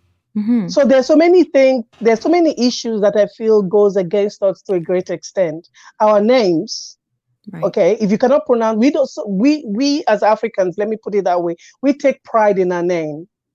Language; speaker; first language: English; native; English